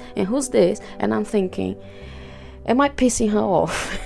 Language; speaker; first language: English; non-native, fluent; Portuguese